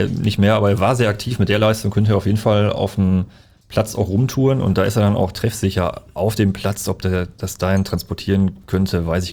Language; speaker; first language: German; native; German